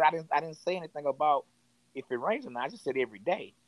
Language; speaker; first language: English; native; English